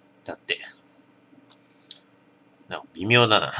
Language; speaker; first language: Japanese; native; Japanese